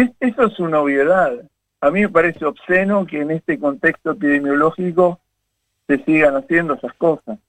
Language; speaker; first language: Spanish; native; Spanish